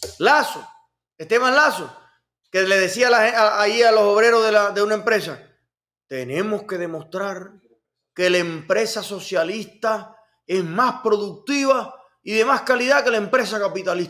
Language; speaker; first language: Spanish; native; Spanish